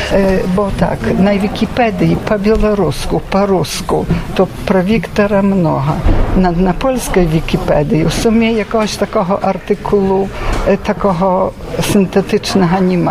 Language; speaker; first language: Belarusian; early bilingual, heritage; Belarusian